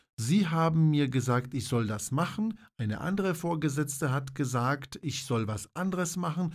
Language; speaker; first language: German; non-native, fluent; Polish